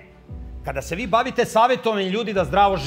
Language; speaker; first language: Serbian; native; Serbian